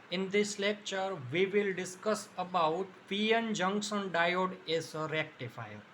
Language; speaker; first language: English; non-native, local second language; Gujarati